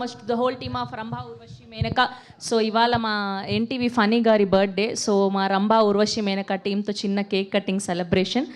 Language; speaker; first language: Telugu; native; Telugu